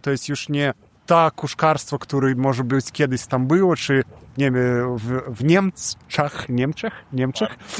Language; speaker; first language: Polish; non-native, fluent; Belarusian